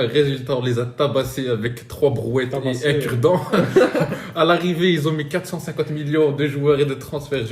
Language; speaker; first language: French; native; French